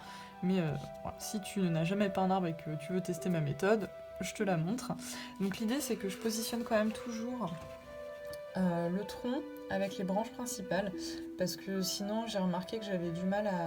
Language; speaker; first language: French; native; French